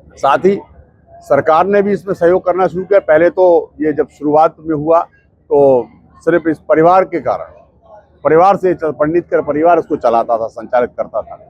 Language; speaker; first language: Hindi; native; Hindi